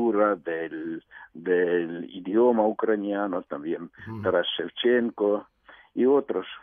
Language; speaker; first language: Spanish; non-native, fluent; Russian